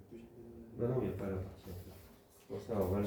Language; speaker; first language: French; native; French